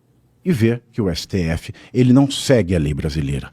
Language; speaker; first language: Portuguese; native; Portuguese